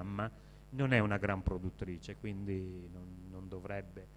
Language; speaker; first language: Italian; native; Italian